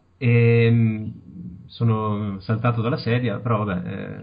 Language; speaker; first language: Italian; native; Italian